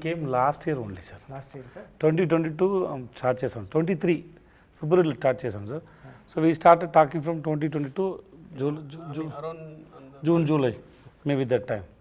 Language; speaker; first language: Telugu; non-native, learner; Tamil